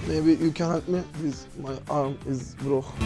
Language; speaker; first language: English; non-native, learner; Turkish